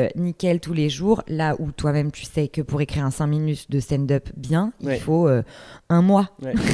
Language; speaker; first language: French; native; French